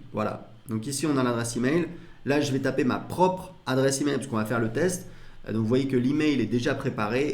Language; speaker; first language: French; native; French